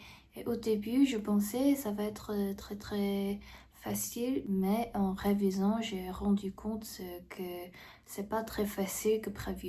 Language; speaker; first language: French; non-native, fluent; Korean